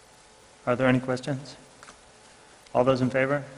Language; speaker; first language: English; native; English